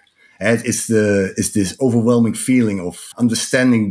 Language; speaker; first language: English; non-native, fluent; Dutch